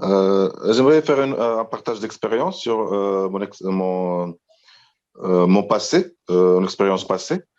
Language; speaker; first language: French; non-native, local second language; Arabic